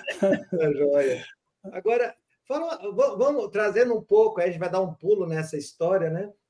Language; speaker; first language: Portuguese; native; Portuguese